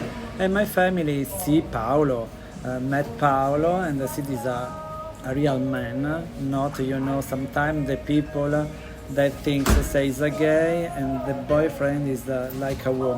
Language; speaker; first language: English; non-native, learner; Italian